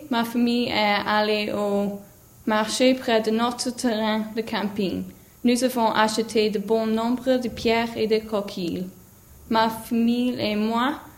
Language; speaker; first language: French; non-native, learner; English